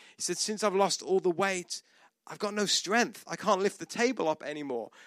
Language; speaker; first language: English; native; English